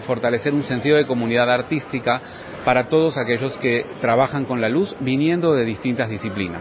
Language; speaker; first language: Spanish; native; Spanish